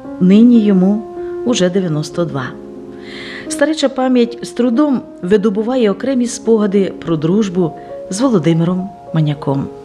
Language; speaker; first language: Ukrainian; native; Ukrainian